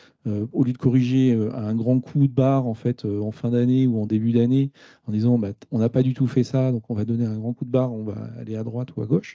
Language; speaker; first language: French; native; French